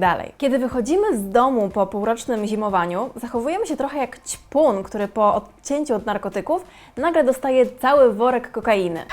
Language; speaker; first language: Polish; native; Polish